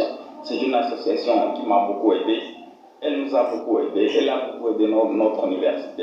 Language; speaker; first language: French; non-native, fluent; Portuguese